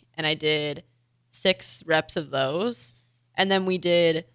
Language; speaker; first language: English; native; English